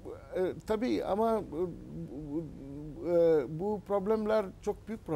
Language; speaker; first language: Turkish; non-native, learner; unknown